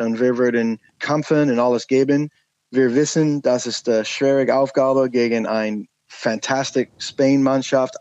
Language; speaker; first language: German; non-native, learner; English